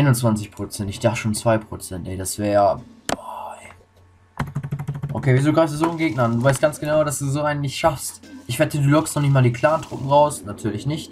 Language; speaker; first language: German; native; German